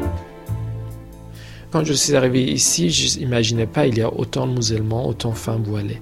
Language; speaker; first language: French; non-native, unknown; Persian